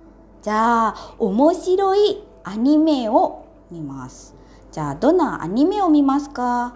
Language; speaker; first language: Japanese; non-native, fluent; Indonesian